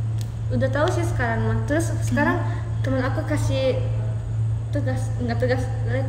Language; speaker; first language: Indonesian; early bilingual, heritage; Japanese